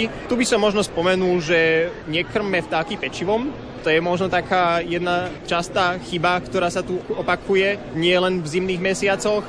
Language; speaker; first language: Slovak; native; Slovak